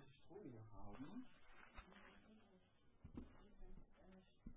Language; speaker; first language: German; non-native, learner; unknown